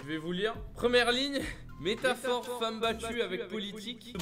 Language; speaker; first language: French; native; French